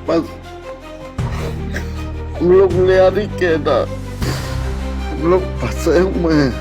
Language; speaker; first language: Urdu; non-native, local second language; Baluchi